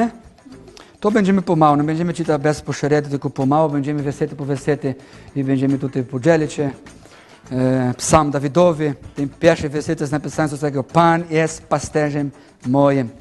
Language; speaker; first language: Polish; non-native, learner; Portuguese